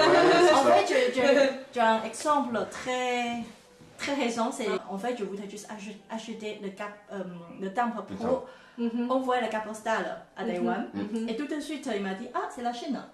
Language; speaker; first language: French; non-native, fluent; Chinese